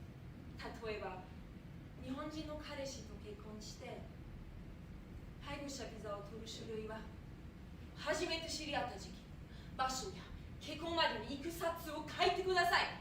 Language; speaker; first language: Japanese; non-native, fluent; German